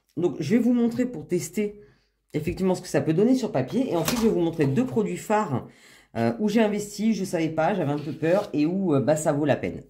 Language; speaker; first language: French; native; French